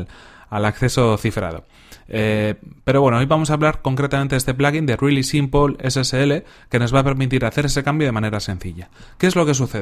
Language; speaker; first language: Spanish; native; Spanish